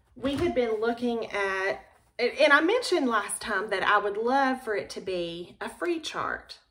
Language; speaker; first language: English; native; English